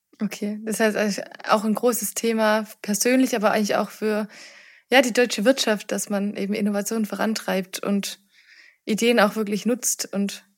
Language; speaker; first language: German; native; German